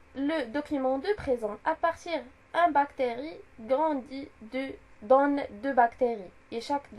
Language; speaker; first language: French; non-native, local second language; Arabic